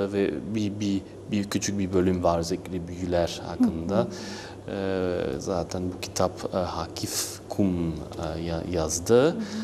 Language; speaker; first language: Turkish; non-native, learner; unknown